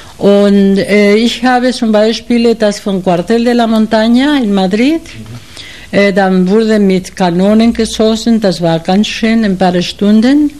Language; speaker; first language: German; non-native, fluent; Spanish